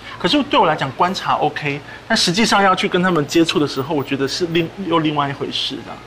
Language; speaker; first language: Chinese; native; Chinese